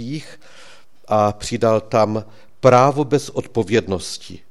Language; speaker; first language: Czech; native; Czech